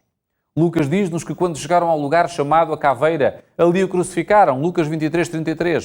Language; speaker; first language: Portuguese; native; Portuguese